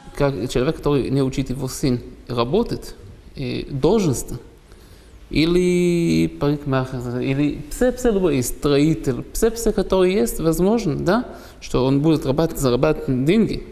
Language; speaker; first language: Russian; non-native, learner; Hebrew